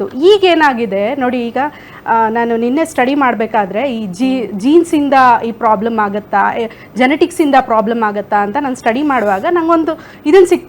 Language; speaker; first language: Kannada; native; Kannada